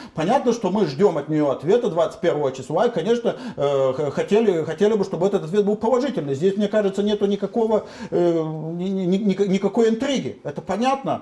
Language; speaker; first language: Russian; native; Russian